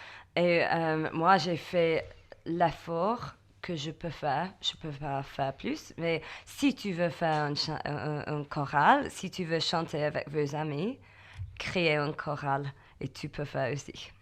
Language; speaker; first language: French; non-native, fluent; English